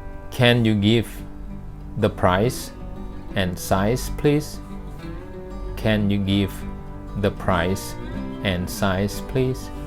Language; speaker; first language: English; non-native, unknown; Thai